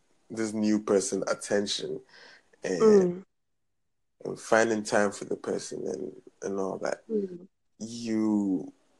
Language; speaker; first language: English; non-native, local second language; Akan